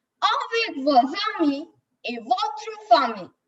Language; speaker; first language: French; non-native, learner; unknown